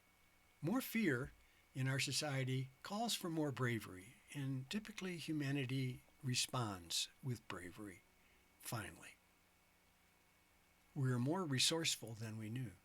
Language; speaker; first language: English; native; English